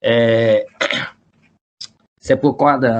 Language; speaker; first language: French; non-native, learner; Vietnamese